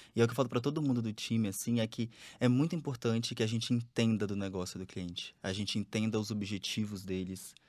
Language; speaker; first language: Portuguese; native; Portuguese